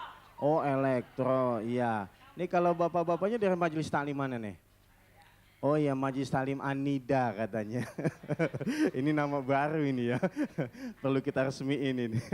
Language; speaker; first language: Indonesian; native; Indonesian